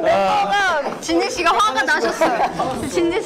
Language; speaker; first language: Korean; native; Korean